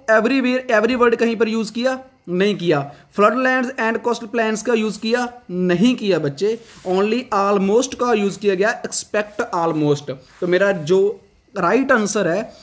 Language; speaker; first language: Hindi; non-native, local second language; Punjabi